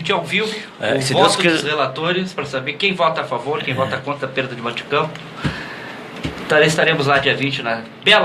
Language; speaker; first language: Portuguese; native; Portuguese